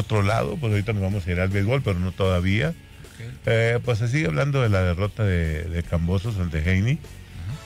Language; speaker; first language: Spanish; native; Spanish